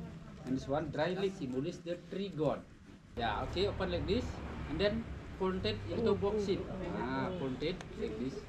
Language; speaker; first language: English; non-native, learner; Indonesian